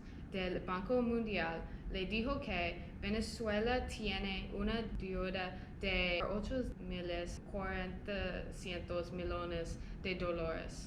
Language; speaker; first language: Spanish; non-native, learner; English